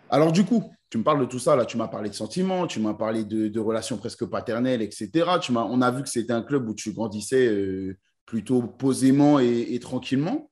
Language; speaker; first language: French; native; French